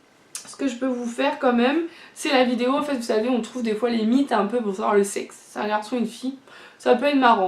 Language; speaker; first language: French; native; French